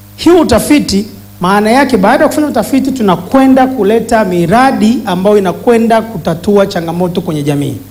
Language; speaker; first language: Swahili; native; Swahili